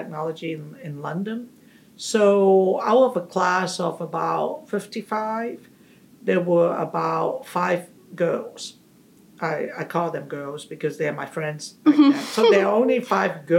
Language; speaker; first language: English; non-native, local second language; Cantonese